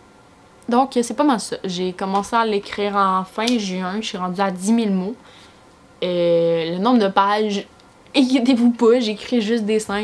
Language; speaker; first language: French; native; French